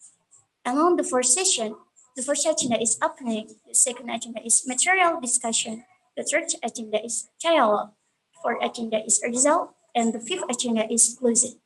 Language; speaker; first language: English; non-native, learner; Indonesian